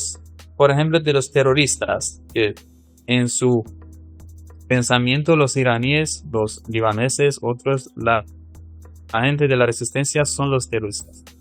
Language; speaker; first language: Spanish; non-native, fluent; Persian